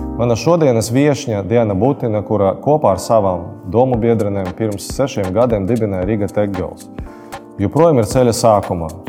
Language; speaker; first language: Latvian; non-native, local second language; Russian